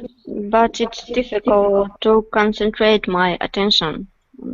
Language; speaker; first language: English; non-native, learner; Russian